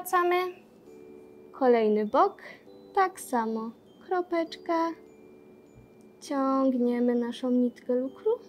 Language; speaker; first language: Polish; native; Polish